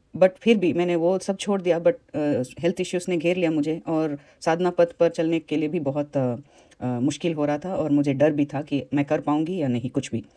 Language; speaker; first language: Hindi; non-native, local second language; Tamil